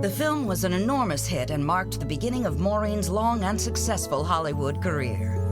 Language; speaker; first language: English; native; English